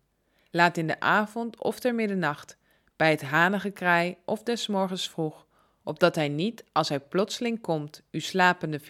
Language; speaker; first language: Dutch; native; Dutch